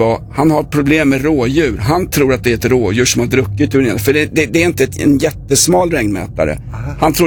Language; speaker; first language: Swedish; native; Swedish